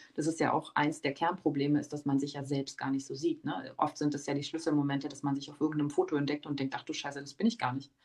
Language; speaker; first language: German; early bilingual, other home language; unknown